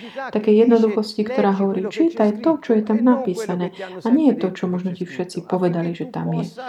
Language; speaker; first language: Slovak; non-native, fluent; Italian